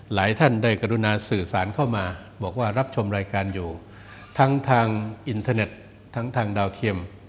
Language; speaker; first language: Thai; native; Thai